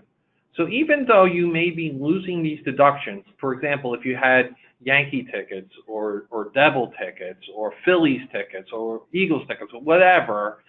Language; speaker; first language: English; native; English